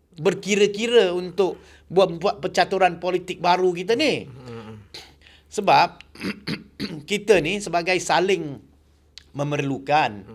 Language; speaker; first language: Malay; non-native, local second language; Chinese